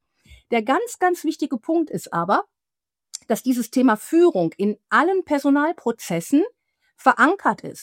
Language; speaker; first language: German; native; German